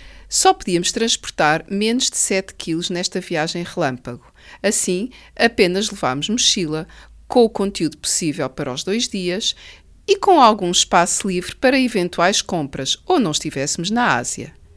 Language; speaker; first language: Portuguese; native; Portuguese